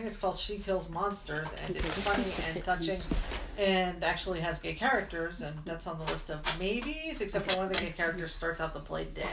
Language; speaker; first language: English; native; English